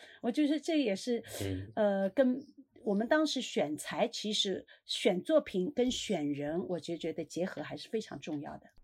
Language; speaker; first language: Chinese; native; Chinese